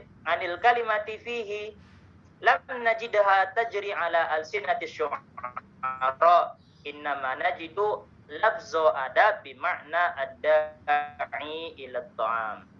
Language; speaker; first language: Arabic; non-native, learner; Indonesian